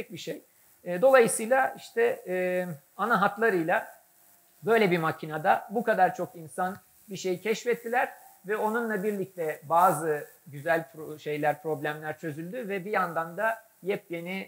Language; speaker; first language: Turkish; native; Turkish